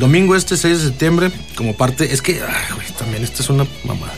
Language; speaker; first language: Spanish; native; Spanish